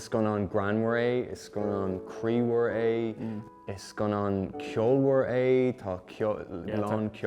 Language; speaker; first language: Irish; native; Irish